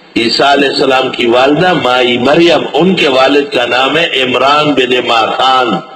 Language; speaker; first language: Urdu; non-native, local second language; Pashto